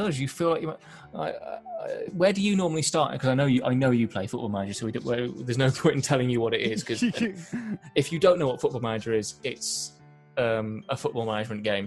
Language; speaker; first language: English; native; English